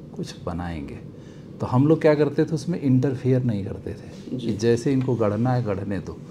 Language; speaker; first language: Hindi; native; Hindi